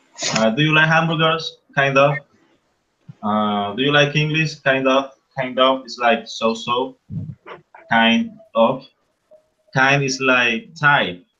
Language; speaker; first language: English; non-native, fluent; Spanish